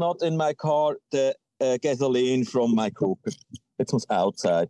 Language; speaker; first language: English; non-native, learner; Swiss German